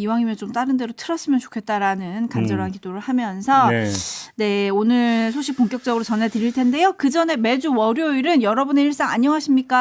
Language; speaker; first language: Korean; native; Korean